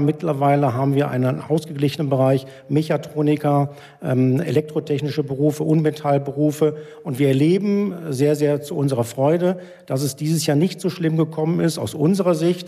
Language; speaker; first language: German; native; German